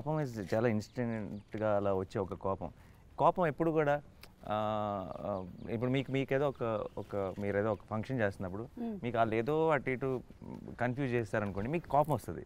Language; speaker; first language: Telugu; native; Telugu